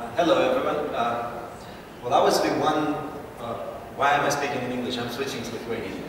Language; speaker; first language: English; non-native, fluent; Lithuanian